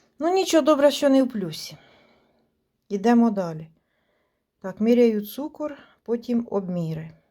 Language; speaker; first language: Ukrainian; non-native, local second language; Russian